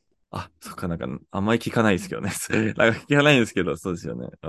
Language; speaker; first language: Japanese; non-native, fluent; English